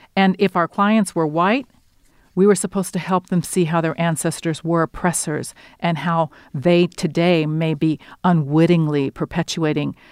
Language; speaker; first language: English; early bilingual, other home language; Spanish